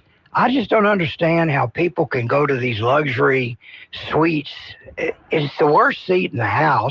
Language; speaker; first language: English; native; English